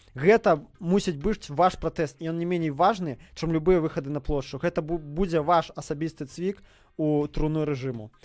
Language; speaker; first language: Belarusian; native; Belarusian